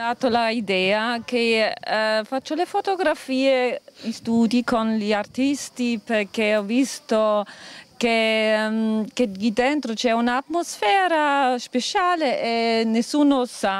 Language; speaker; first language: Italian; non-native, fluent; German